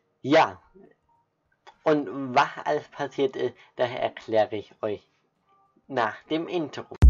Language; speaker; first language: German; native; German